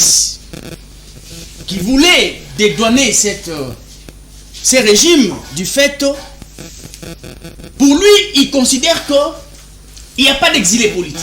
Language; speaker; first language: French; non-native, local second language; Lingala